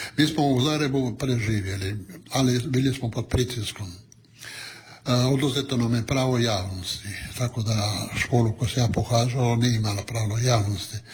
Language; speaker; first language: Croatian; non-native, local second language; Italian